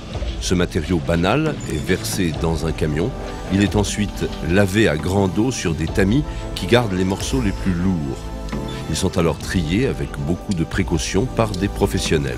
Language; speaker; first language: French; native; French